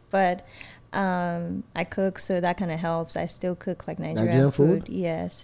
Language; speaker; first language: English; native; English